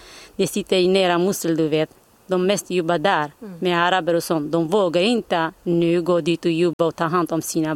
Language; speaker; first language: Swedish; non-native, learner; Kurdish